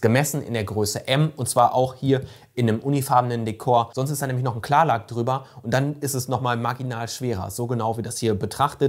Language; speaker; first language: German; native; German